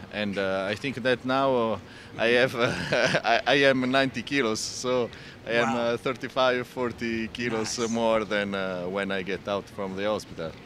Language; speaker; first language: English; non-native, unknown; Italian